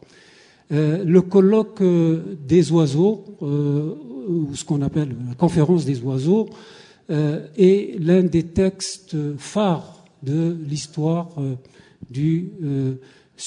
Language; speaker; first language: French; native; French